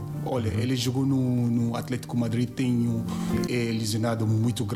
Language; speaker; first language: Portuguese; non-native, learner; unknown